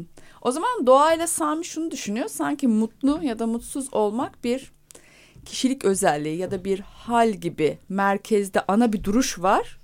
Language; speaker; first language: Turkish; native; Turkish